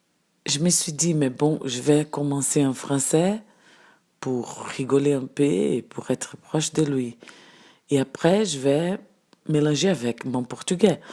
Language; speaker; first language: French; non-native, fluent; Portuguese